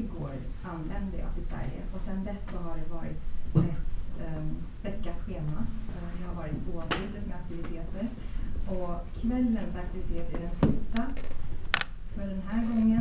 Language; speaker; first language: Swedish; non-native, fluent; Chinese